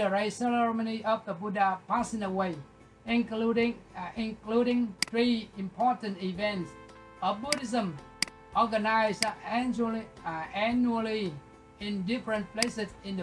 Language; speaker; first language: English; non-native, local second language; Vietnamese